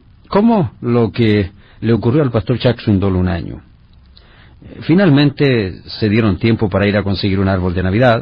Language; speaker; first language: Spanish; native; Spanish